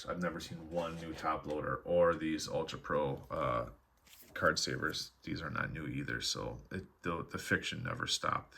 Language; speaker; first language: English; native; English